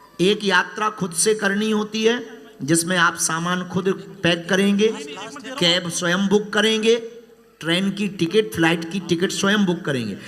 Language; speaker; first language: Hindi; native; Hindi